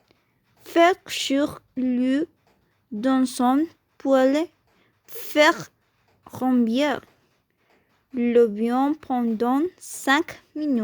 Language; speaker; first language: French; non-native, learner; Spanish